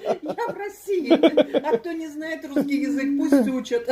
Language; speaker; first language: Russian; native; Russian